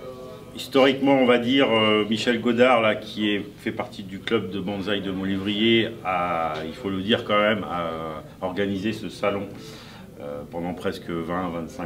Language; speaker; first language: French; native; French